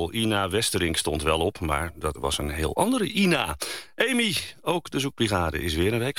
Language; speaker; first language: Dutch; native; Dutch